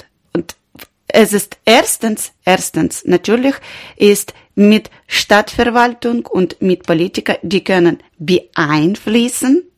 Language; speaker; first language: German; non-native, learner; Ukrainian